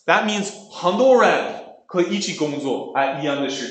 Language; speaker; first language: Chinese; non-native, learner; English